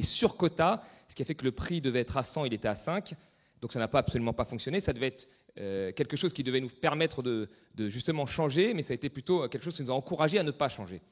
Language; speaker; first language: French; native; French